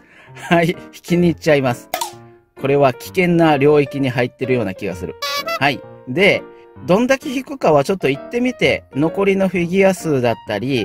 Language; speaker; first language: Japanese; native; Japanese